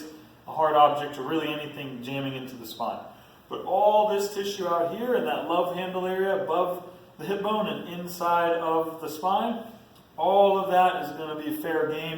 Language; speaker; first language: English; native; English